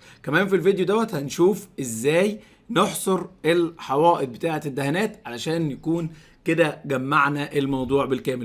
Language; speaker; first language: Arabic; native; Arabic